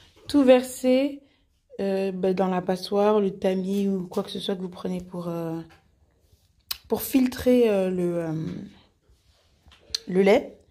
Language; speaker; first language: French; native; French